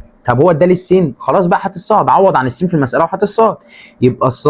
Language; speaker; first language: Arabic; native; Arabic